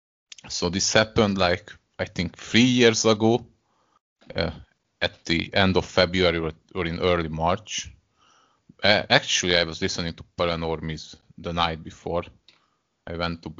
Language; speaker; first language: English; non-native, fluent; Hungarian